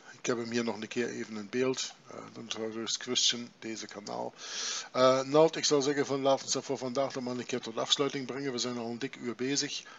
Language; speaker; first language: Dutch; non-native, fluent; German